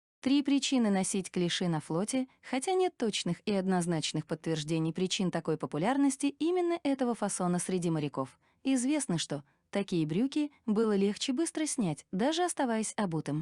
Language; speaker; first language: Russian; native; Russian